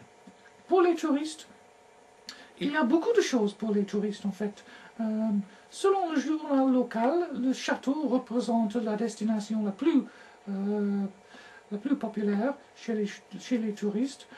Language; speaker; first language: French; non-native, learner; English